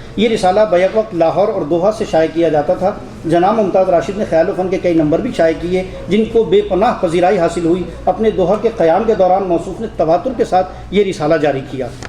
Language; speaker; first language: Urdu; native; Urdu